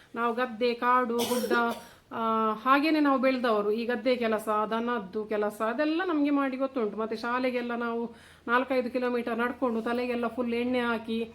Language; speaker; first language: Kannada; non-native, local second language; Tulu